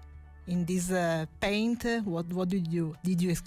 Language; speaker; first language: English; non-native, fluent; Italian